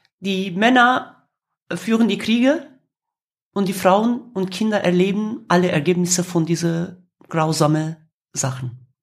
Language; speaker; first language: German; non-native, fluent; Kurdish